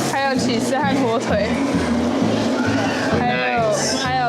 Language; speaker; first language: Chinese; early bilingual, heritage; Chinese